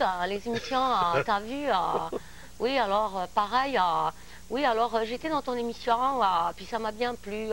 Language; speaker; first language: French; native; French